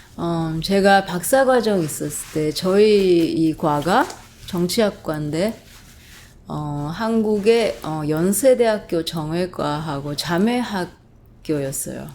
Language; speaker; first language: Korean; non-native, fluent; English